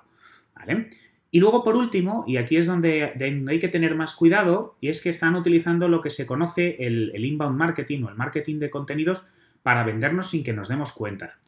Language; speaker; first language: Spanish; native; Spanish